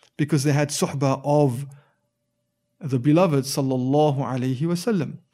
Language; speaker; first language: English; native; English